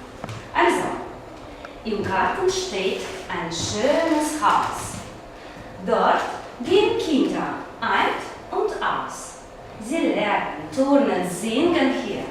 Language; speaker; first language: German; non-native, fluent; Russian